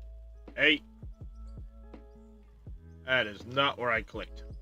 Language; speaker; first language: English; native; English